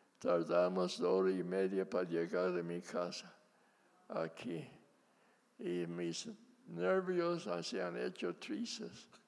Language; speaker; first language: Spanish; non-native, fluent; English